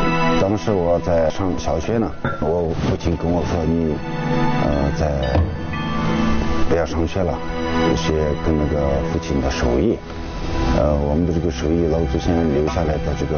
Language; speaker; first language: Chinese; non-native, local second language; Tibetan